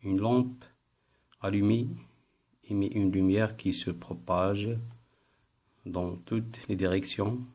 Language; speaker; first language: French; non-native, local second language; Arabic